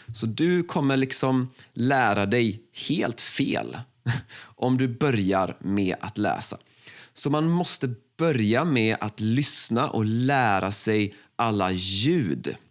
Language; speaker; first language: Swedish; native; Swedish